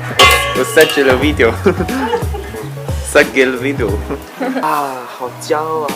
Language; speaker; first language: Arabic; non-native, learner; Chinese